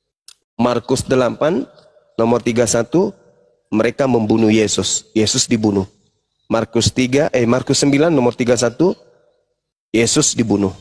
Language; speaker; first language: Indonesian; native; Indonesian